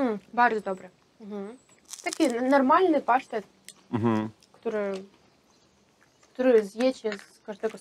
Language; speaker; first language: Polish; non-native, fluent; Russian